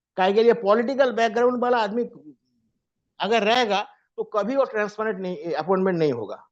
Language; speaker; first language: Hindi; non-native, local second language; Bangla